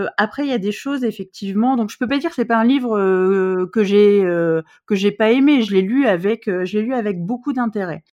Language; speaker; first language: French; native; French